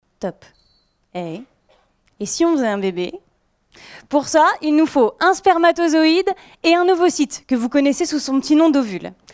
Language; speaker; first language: French; native; French